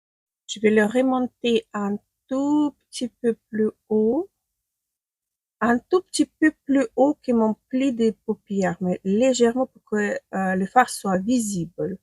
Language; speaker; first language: French; non-native, fluent; Ukrainian